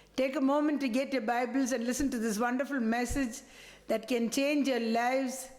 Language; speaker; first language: English; non-native, local second language; Tamil